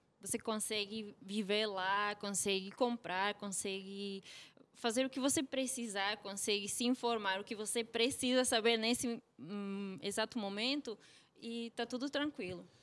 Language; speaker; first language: Portuguese; non-native, fluent; Slovak